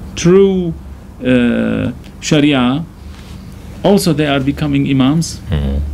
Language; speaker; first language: English; non-native, fluent; Arabic